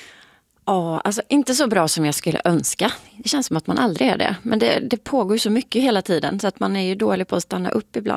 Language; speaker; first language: Swedish; native; Swedish